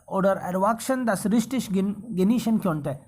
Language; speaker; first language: German; non-native, fluent; Hindi